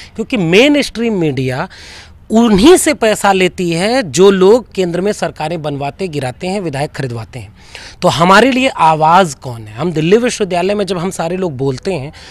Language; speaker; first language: Hindi; native; Hindi